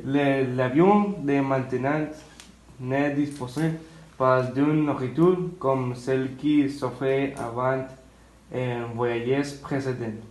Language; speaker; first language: French; non-native, learner; Spanish